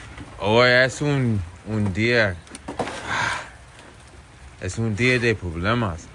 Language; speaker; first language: Spanish; non-native, learner; English